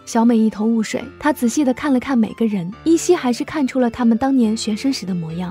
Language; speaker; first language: Chinese; native; Chinese